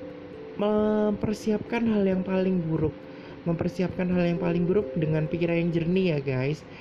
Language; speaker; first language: Indonesian; native; Indonesian